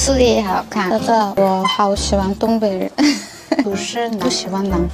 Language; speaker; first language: Chinese; non-native, fluent; Korean